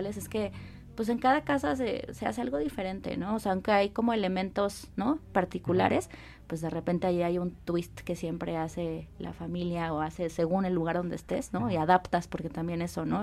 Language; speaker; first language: Spanish; native; Spanish